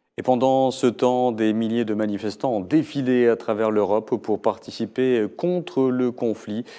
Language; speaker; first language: French; non-native, local second language; Arabic